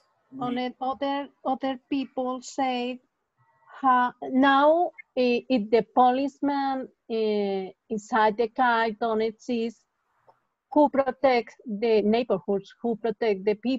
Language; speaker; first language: English; non-native, learner; Spanish